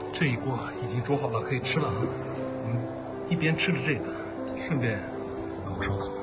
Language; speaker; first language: Chinese; native; Chinese